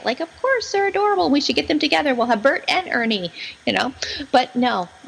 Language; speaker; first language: English; native; English